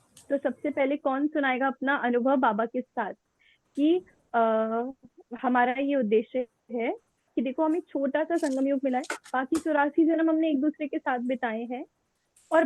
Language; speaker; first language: Hindi; native; Hindi